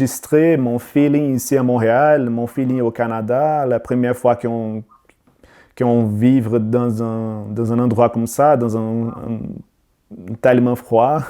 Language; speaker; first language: French; non-native, learner; Portuguese